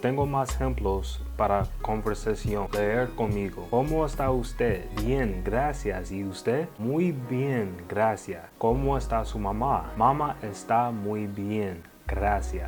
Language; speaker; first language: Spanish; non-native, learner; English